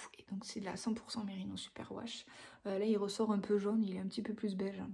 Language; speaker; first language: French; native; French